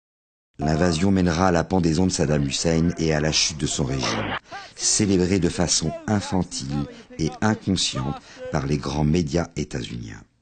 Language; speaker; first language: French; native; French